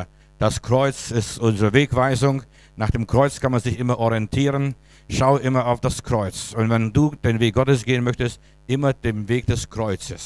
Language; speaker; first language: German; native; German